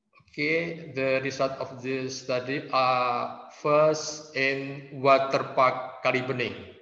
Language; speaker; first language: English; non-native, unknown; Indonesian